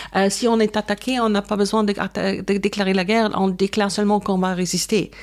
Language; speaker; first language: French; non-native, fluent; German